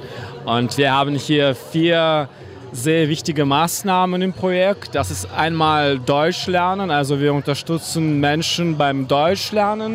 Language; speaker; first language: German; non-native, fluent; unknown